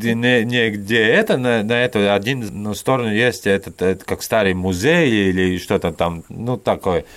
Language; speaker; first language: Russian; non-native, learner; Latvian